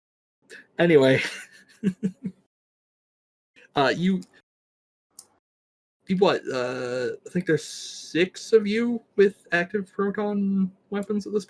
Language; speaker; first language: English; native; English